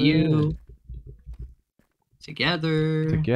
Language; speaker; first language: English; native; English